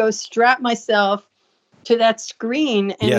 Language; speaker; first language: English; native; English